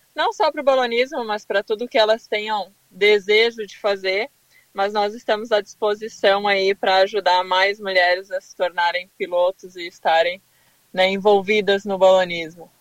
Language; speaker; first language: Portuguese; native; Portuguese